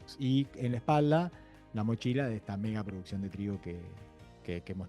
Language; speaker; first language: Spanish; native; Spanish